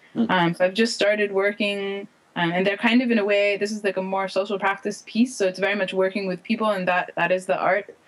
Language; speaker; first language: English; native; English